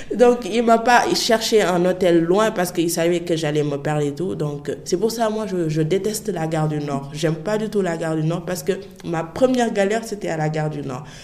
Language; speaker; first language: French; non-native, local second language; Wolof